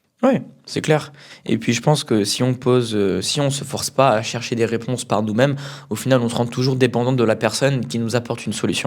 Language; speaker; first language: French; native; French